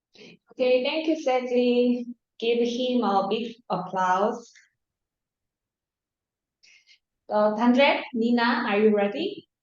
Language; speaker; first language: English; non-native, learner; Korean